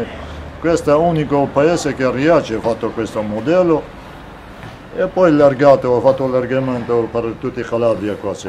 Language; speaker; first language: Italian; non-native, learner; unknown